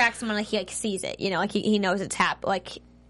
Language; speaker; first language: English; native; English